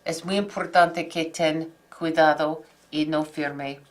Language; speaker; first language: Spanish; non-native, fluent; English